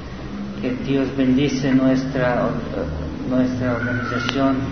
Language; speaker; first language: Spanish; non-native, learner; Serbian